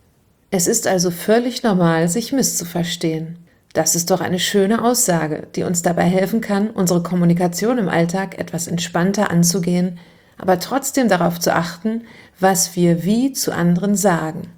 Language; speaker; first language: German; native; German